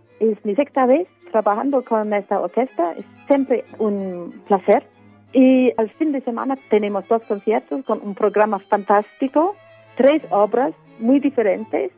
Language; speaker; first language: Spanish; non-native, fluent; English